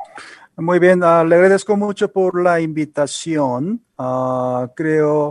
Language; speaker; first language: Spanish; non-native, learner; Korean